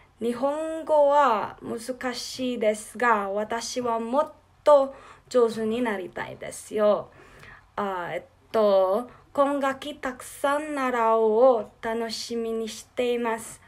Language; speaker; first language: Japanese; non-native, learner; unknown